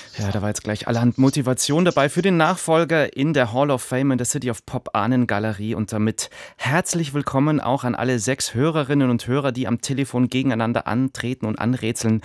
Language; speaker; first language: German; native; German